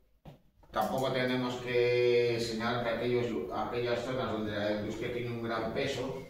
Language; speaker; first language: Spanish; native; Spanish